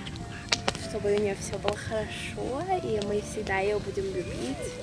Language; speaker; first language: Russian; early bilingual, heritage; Russian